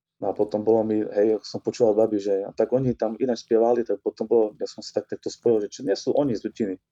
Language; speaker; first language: Slovak; native; Slovak